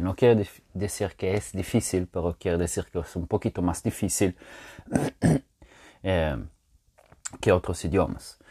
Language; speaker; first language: Spanish; non-native, fluent; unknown